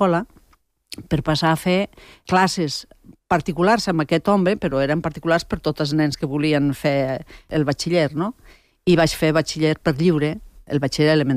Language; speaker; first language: Catalan; non-native, local second language; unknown